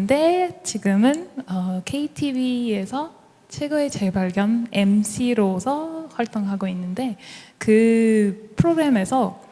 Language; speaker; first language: Korean; non-native, learner; French